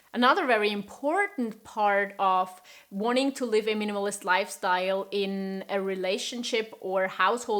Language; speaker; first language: English; non-native, fluent; German